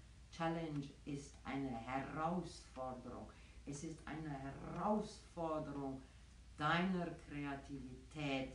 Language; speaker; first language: German; non-native, fluent; Afrikaans